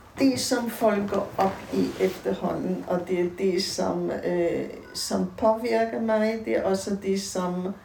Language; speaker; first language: Danish; non-native, fluent; Polish